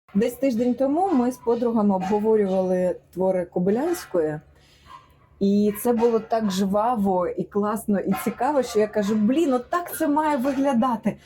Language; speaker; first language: Ukrainian; non-native, local second language; Russian